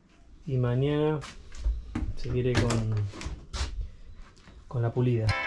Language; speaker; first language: Spanish; native; Spanish